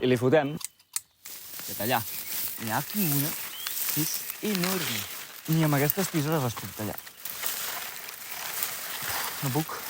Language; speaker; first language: Catalan; native; Catalan